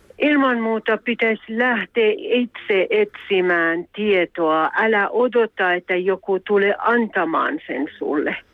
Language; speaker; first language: Finnish; non-native, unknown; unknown